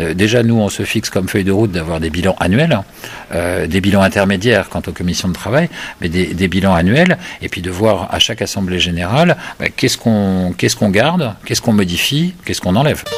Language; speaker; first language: French; native; French